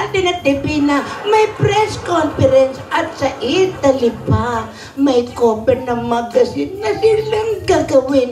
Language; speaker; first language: Filipino; native; Filipino